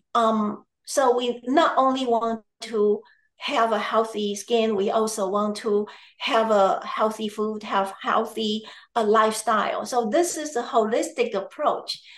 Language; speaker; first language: English; non-native, fluent; Chinese